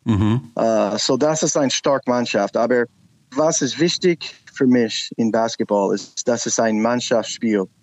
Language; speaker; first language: German; non-native, learner; English